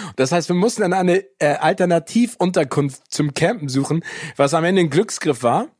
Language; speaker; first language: German; early bilingual, other home language; English